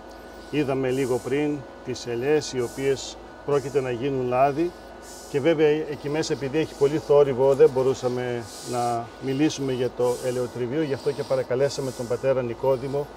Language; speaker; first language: Greek; native; Greek